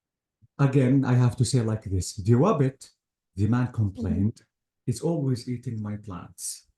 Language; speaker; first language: English; non-native, fluent; Arabic